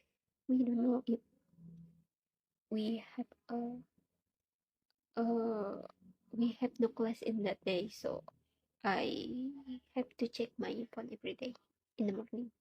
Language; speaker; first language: English; non-native, learner; Indonesian